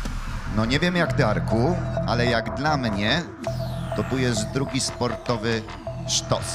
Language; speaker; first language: Polish; native; Polish